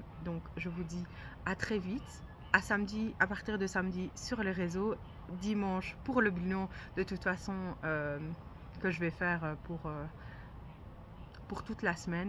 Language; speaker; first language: French; native; French